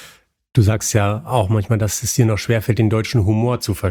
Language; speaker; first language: German; native; German